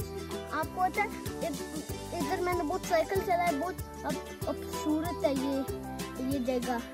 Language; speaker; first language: Hindi; early bilingual, heritage; Urdu